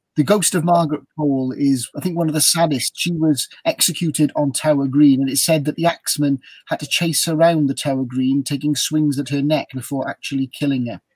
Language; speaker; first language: English; native; English